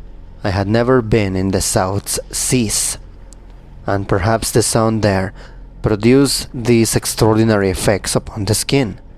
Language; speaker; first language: English; non-native, fluent; Spanish